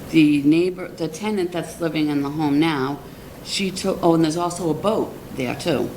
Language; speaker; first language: English; native; English